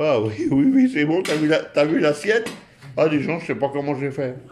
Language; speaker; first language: French; native; French